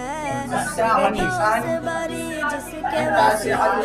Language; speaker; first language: Arabic; non-native, learner; Urdu